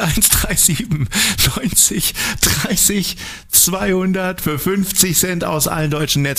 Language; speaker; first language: German; native; German